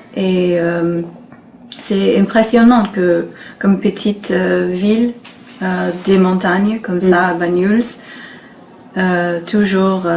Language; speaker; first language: French; non-native, learner; English